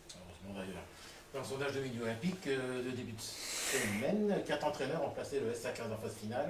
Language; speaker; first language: French; native; French